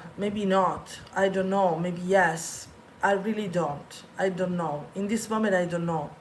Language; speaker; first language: English; non-native, fluent; Italian